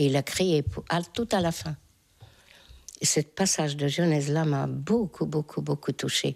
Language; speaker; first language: French; non-native, fluent; Hungarian